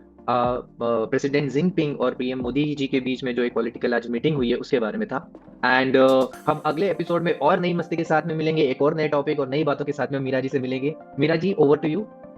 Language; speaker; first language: Hindi; native; Hindi